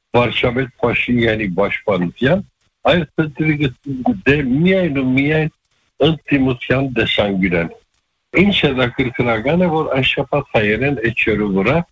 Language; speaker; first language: Armenian; early bilingual, heritage; Armenian